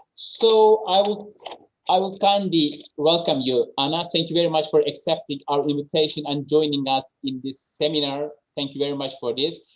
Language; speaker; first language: English; non-native, fluent; Turkish